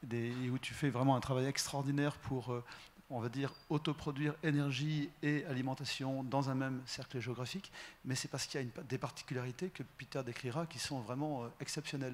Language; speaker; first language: French; native; French